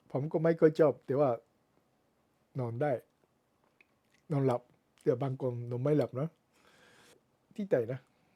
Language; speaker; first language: Thai; non-native, learner; Japanese